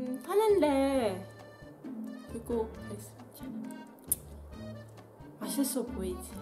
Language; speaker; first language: Korean; non-native, learner; Dutch